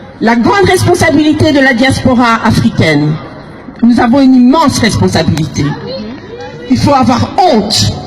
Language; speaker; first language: French; early bilingual, other home language; Lingala